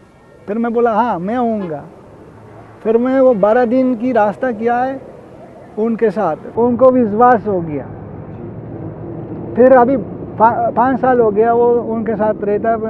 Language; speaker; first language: Hindi; non-native, learner; Italian